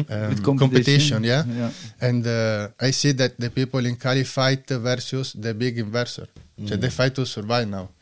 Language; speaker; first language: English; non-native, learner; Italian